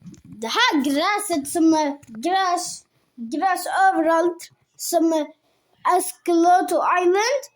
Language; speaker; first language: Swedish; non-native, local second language; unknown